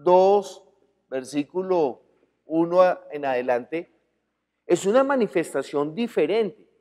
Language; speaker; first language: Spanish; native; Spanish